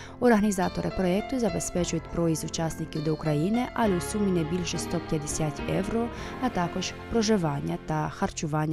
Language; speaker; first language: Ukrainian; native; Ukrainian